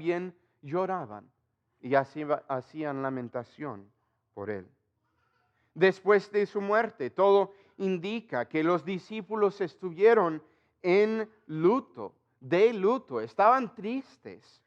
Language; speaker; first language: Spanish; non-native, fluent; English